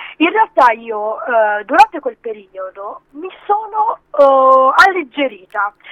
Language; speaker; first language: Italian; early bilingual, other home language; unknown